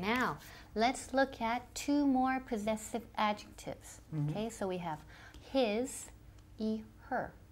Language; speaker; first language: English; native; English